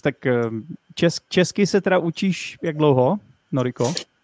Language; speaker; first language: Czech; native; Czech